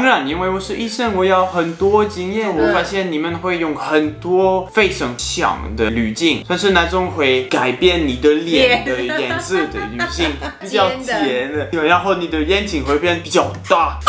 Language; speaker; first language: Chinese; non-native, fluent; French